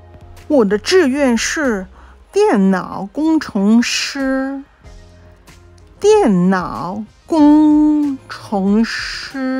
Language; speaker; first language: Chinese; non-native, local second language; Cantonese